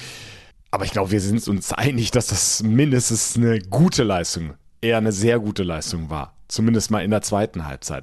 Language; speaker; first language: German; native; German